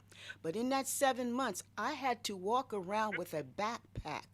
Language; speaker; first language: English; native; English